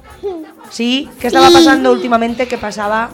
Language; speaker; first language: Spanish; native; Spanish